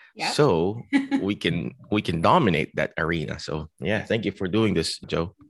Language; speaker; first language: English; non-native, local second language; Filipino